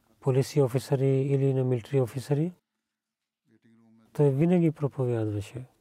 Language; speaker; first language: Bulgarian; non-native, learner; Urdu